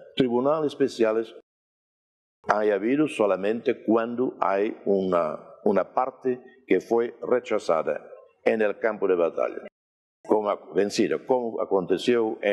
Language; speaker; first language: Spanish; non-native, fluent; Portuguese